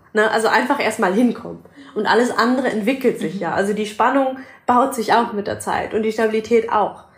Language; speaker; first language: German; native; German